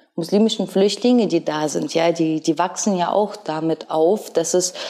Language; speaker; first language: German; early bilingual, other home language; Ukrainian